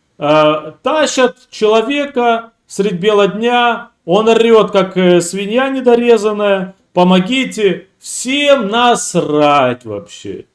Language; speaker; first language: Russian; native; Russian